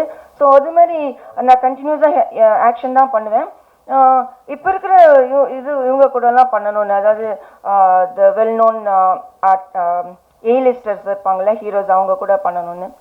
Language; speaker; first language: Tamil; non-native, learner; English